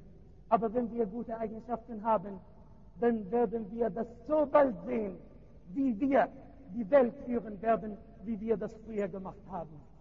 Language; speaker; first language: German; non-native, learner; Arabic